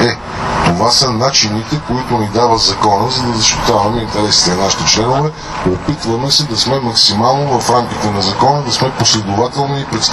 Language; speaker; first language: Bulgarian; native; Bulgarian